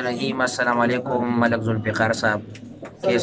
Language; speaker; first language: Hindi; non-native, local second language; Pashto